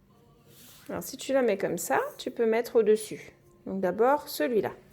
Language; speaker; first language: French; native; French